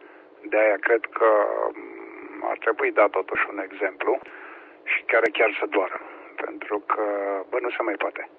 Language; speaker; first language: Romanian; native; Romanian